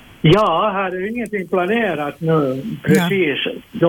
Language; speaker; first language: Swedish; native; Swedish